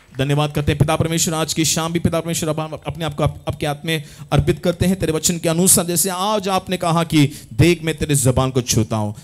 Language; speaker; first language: Hindi; non-native, local second language; Tamil